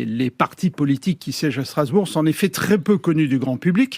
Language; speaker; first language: French; native; French